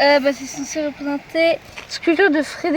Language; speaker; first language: French; native; French